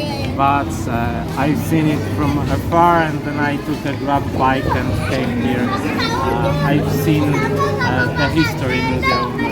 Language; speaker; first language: English; non-native, fluent; Polish